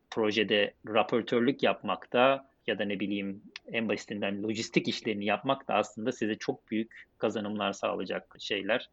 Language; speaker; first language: Turkish; native; Turkish